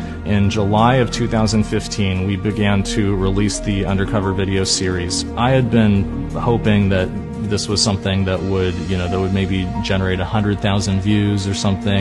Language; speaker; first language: English; native; English